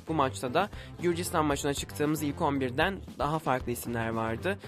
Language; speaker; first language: Turkish; native; Turkish